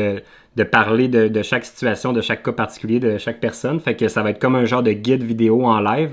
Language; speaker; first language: French; native; French